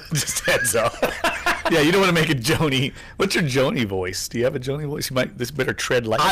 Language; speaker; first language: English; native; English